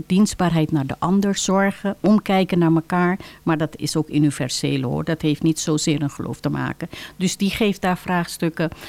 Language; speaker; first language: Dutch; early bilingual, other home language; Caribbean Hindustani